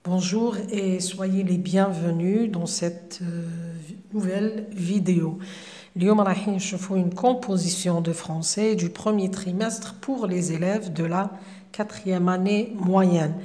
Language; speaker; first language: French; non-native, local second language; Arabic